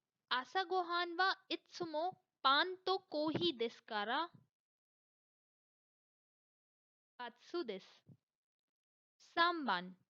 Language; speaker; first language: Japanese; non-native, fluent; Hindi